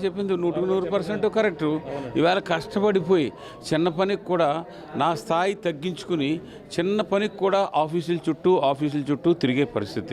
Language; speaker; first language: Telugu; native; Telugu